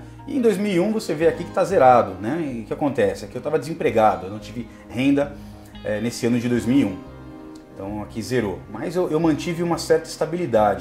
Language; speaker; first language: Portuguese; native; Portuguese